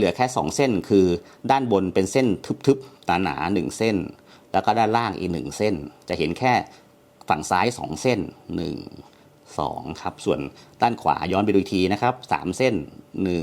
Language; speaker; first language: Thai; native; Thai